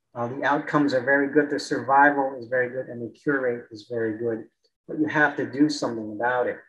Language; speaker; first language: English; native; English